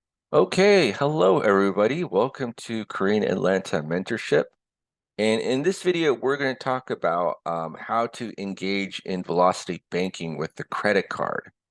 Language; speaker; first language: English; early bilingual, other home language; Korean